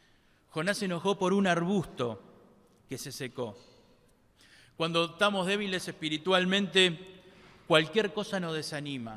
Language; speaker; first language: Spanish; native; Spanish